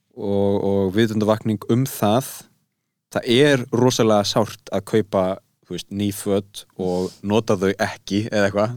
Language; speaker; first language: Icelandic; native; Icelandic